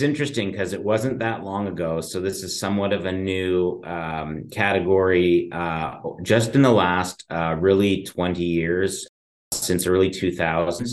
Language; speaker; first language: English; native; English